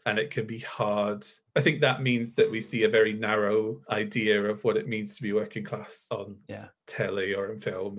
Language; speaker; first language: English; native; English